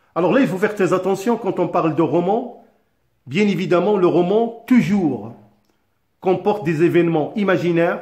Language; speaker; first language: French; non-native, local second language; Arabic